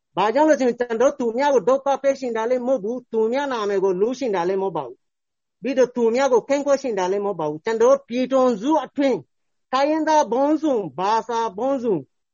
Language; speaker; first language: Burmese; non-native, local second language; Rohingya